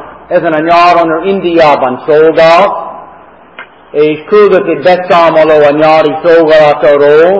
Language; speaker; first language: Hungarian; non-native, fluent; English